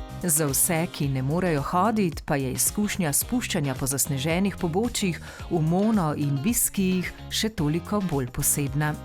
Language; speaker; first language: Slovenian; native; Slovenian